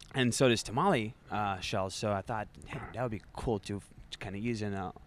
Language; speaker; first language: English; non-native, fluent; Russian